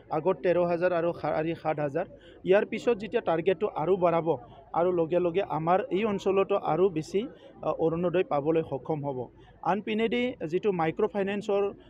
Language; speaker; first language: Assamese; non-native, local second language; Bodo